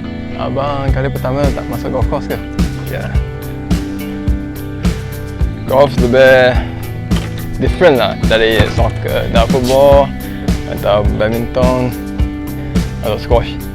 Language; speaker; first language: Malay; non-native, local second language; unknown